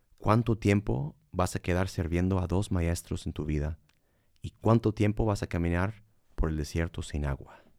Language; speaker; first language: Spanish; non-native, fluent; English